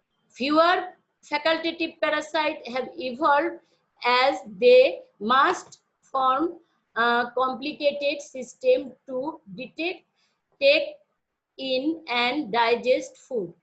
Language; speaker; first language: English; non-native, local second language; Bangla